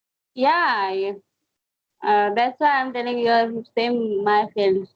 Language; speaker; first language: English; non-native, learner; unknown